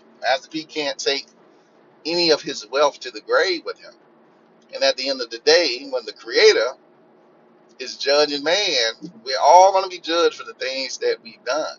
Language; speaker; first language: English; native; English